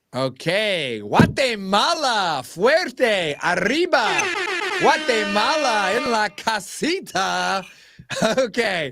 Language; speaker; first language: Spanish; non-native, learner; English